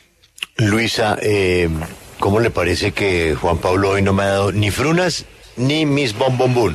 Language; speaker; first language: Spanish; native; Spanish